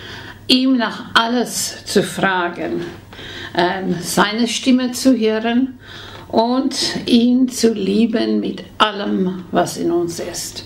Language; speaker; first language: German; non-native, fluent; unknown